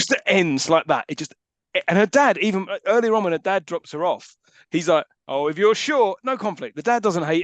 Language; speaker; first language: English; native; English